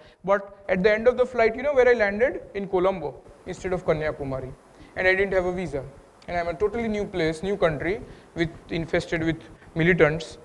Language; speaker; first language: English; non-native, local second language; Gujarati